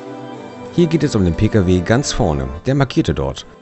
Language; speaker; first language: German; native; German